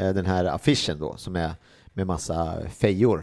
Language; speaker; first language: Swedish; native; Swedish